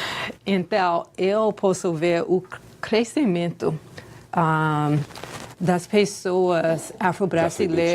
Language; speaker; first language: Portuguese; non-native, fluent; English